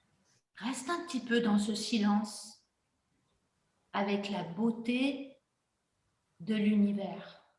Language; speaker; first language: French; native; French